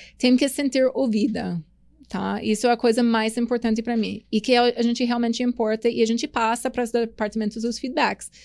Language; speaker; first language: Portuguese; non-native, fluent; English